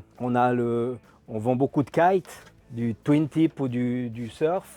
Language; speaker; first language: French; native; French